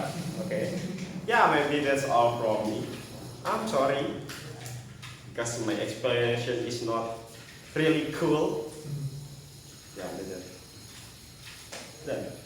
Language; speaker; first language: English; non-native, learner; Indonesian